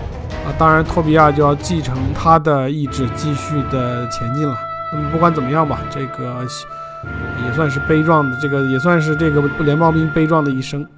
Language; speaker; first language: Chinese; native; Chinese